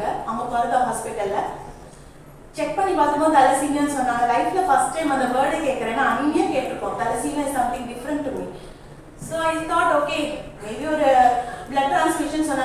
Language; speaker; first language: Tamil; native; Tamil